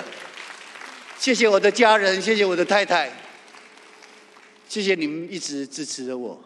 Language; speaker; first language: Chinese; native; Chinese